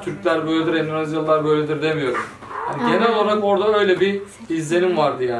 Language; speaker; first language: Turkish; native; Turkish